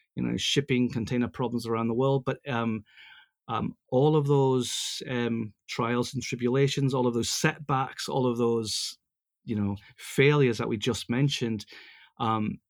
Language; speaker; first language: English; native; English